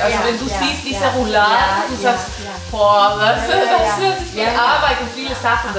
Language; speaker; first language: German; non-native, learner; Spanish